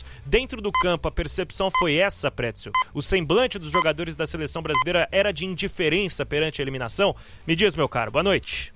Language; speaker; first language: Portuguese; native; Portuguese